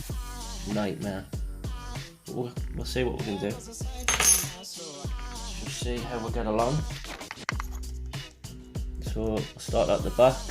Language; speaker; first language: English; native; English